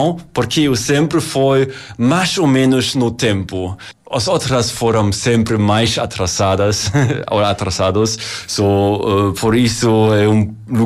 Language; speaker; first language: Portuguese; non-native, learner; German